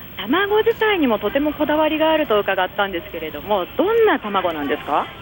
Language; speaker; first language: Japanese; native; Japanese